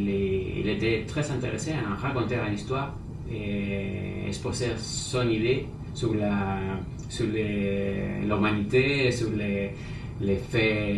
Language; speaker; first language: French; non-native, fluent; Spanish